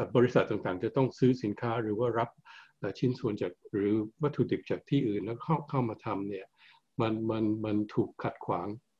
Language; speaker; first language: Thai; early bilingual, heritage; Thai